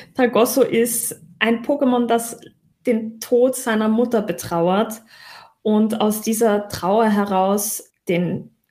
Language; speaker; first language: German; native; German